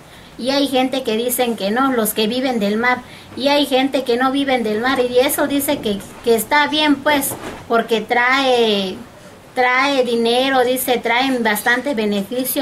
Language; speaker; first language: Spanish; non-native, local second language; Zapotec